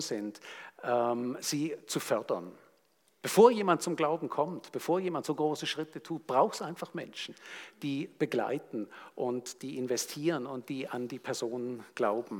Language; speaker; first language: German; native; German